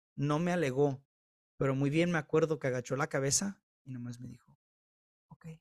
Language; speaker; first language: Spanish; early bilingual, heritage; Spanish